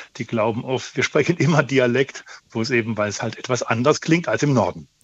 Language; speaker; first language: German; native; German